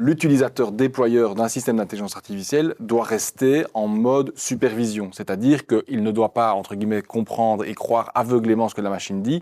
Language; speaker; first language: French; native; French